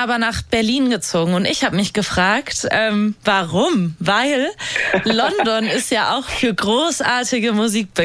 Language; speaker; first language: German; native; German